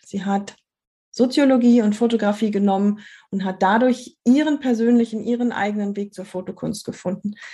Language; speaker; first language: German; native; German